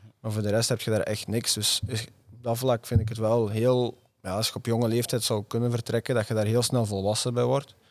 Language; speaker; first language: Dutch; native; Dutch